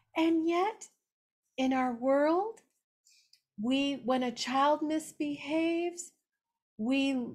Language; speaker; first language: English; native; English